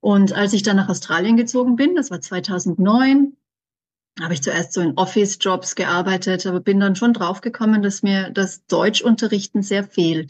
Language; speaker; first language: German; native; German